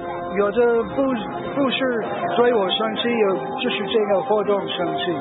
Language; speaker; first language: Chinese; non-native, learner; English